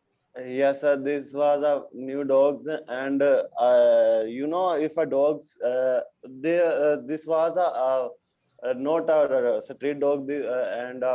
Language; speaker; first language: English; non-native, learner; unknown